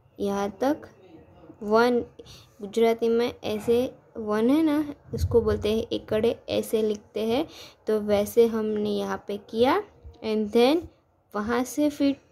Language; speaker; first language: Hindi; non-native, local second language; Gujarati